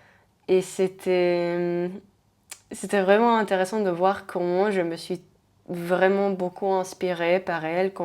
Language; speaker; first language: French; non-native, fluent; Spanish